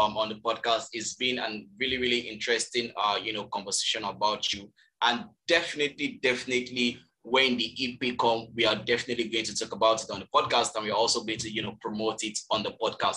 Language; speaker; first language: English; non-native, local second language; Yoruba